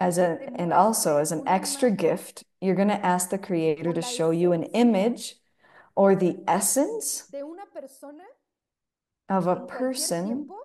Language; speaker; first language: English; non-native, fluent; Spanish